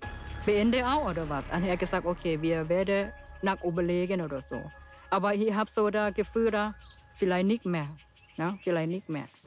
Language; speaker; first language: German; non-native, learner; Thai